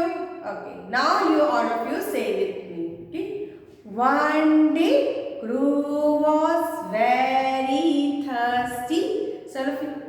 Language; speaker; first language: English; non-native, local second language; Hindi